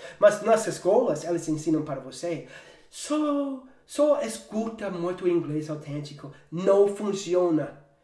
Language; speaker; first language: Portuguese; non-native, fluent; English